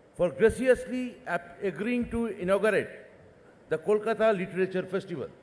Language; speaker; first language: English; non-native, local second language; Bangla